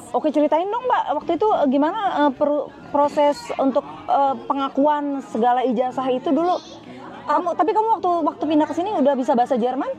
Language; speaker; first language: Indonesian; native; Indonesian